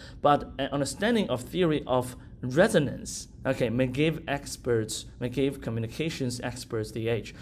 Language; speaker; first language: English; non-native, fluent; Chinese